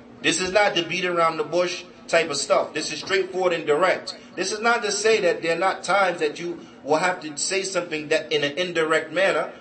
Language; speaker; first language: English; native; English